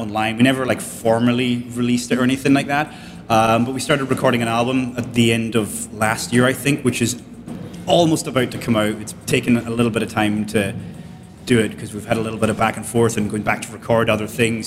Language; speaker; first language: English; native; English